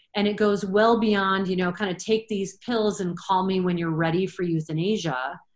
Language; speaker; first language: English; native; English